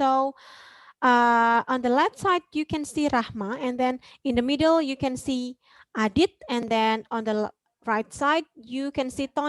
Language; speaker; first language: English; non-native, fluent; Indonesian